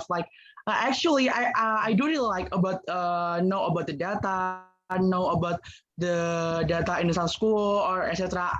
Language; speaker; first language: English; non-native, learner; Indonesian